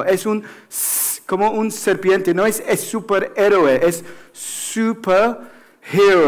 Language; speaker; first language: Spanish; non-native, fluent; English